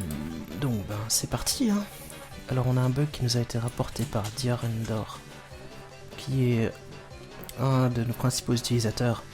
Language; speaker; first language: French; native; French